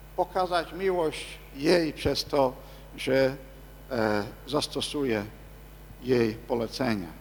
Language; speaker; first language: Polish; non-native, fluent; English